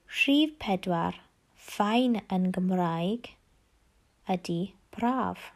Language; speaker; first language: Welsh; non-native, learner; English